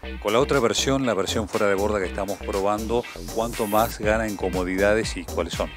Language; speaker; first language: Spanish; native; Spanish